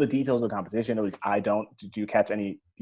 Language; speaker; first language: English; native; English